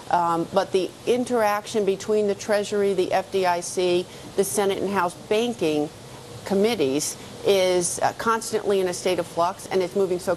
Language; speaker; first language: English; native; English